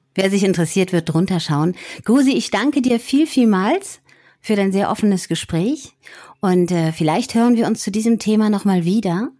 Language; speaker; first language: German; native; German